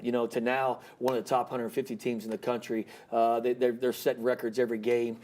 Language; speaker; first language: English; native; English